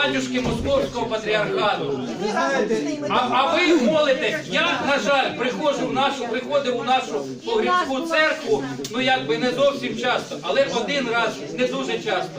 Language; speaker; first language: Ukrainian; native; Ukrainian